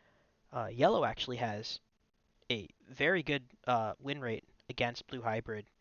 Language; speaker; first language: English; native; English